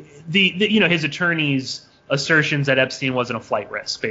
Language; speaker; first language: English; native; English